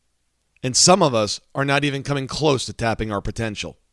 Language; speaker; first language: English; native; English